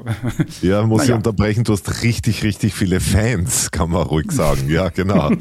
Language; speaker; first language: German; native; German